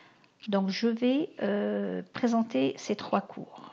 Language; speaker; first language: French; non-native, local second language; Arabic